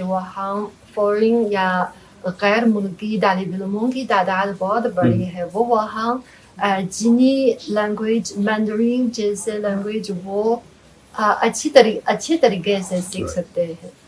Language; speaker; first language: Hindi; non-native, fluent; Chinese